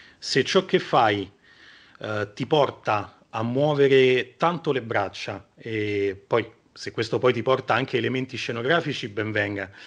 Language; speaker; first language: Italian; native; Italian